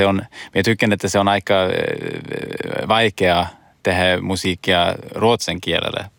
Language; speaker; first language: Finnish; non-native, learner; Swedish